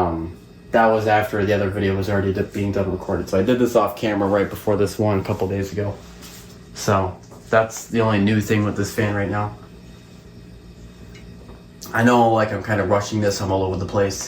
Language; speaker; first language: English; native; English